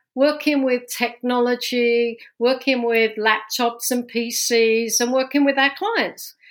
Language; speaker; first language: English; native; English